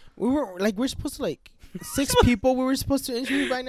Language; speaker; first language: English; early bilingual, other home language; Spanish